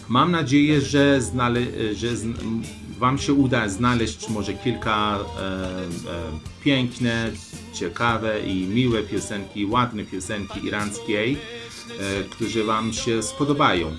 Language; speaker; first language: Polish; non-native, learner; Persian